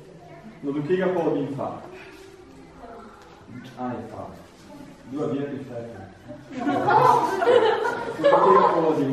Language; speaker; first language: Danish; non-native, fluent; Vietnamese